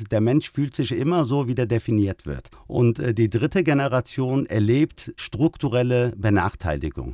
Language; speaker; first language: German; early bilingual, other home language; Turkish